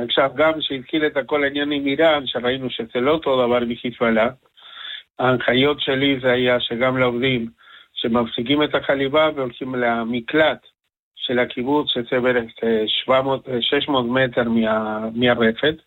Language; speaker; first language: Hebrew; non-native, fluent; Spanish